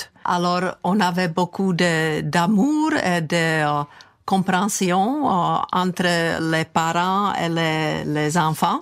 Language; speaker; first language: French; non-native, fluent; Czech